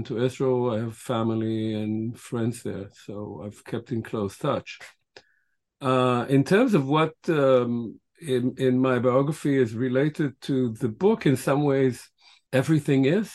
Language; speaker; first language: English; non-native, fluent; Hebrew